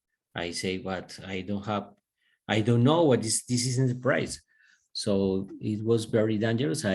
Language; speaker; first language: English; non-native, learner; Spanish